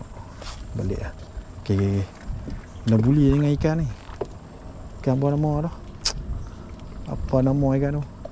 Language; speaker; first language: Malay; native; Malay